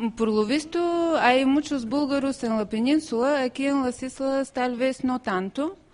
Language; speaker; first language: Spanish; non-native, fluent; Bulgarian